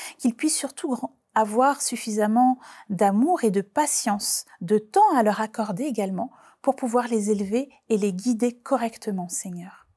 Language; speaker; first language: French; native; French